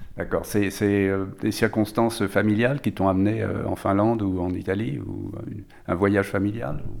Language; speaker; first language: French; native; French